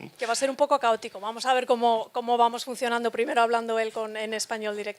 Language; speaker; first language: Spanish; native; Spanish